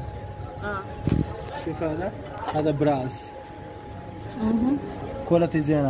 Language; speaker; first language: Arabic; non-native, learner; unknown